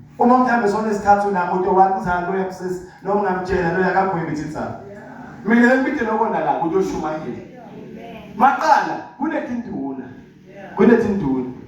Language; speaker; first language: Zulu; non-native, local second language; Swati